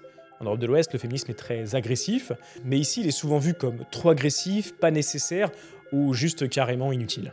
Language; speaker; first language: French; native; French